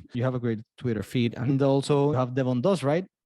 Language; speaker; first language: English; non-native, fluent; Spanish